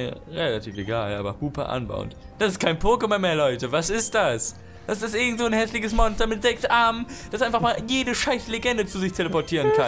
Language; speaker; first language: German; native; German